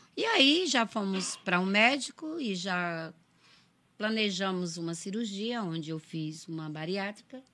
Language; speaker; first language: Portuguese; native; Portuguese